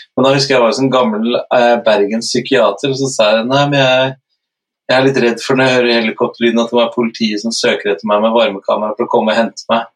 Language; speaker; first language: Norwegian; native; Norwegian